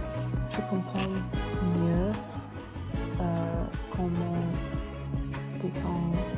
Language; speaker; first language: French; non-native, learner; English